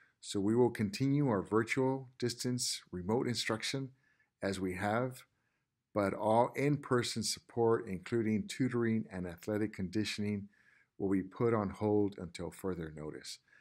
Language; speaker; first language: English; early bilingual, other home language; Spanish